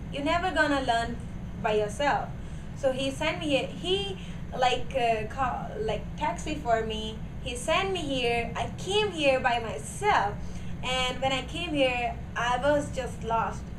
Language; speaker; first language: English; non-native, learner; Gujarati